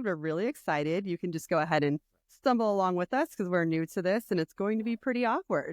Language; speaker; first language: English; native; English